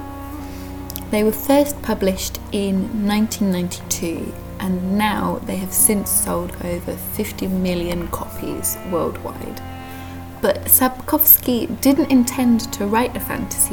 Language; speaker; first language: English; native; English